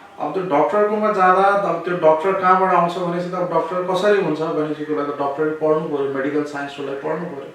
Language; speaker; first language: Nepali; non-native, local second language; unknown